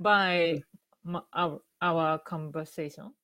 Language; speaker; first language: English; non-native, learner; Japanese